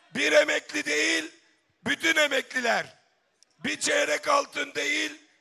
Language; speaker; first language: Turkish; native; Turkish